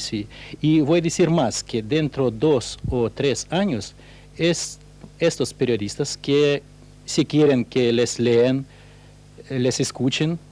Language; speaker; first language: Spanish; non-native, fluent; Russian